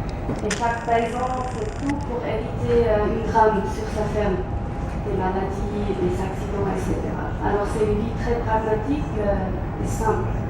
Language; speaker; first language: French; non-native, local second language; German